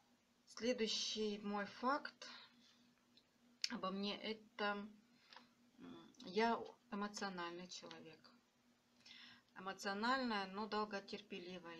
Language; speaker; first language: Russian; native; Russian